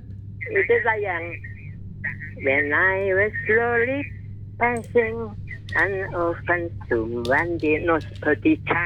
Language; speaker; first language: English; non-native, learner; Indonesian